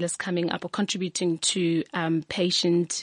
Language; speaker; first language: English; non-native, local second language; Tswana